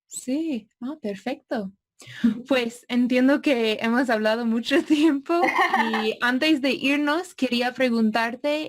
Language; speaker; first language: Spanish; non-native, fluent; English